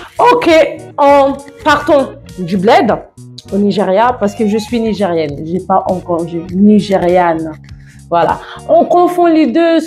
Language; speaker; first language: French; non-native, fluent; Yoruba